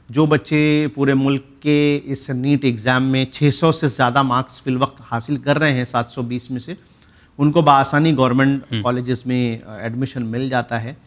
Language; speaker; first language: Hindi; native; Hindi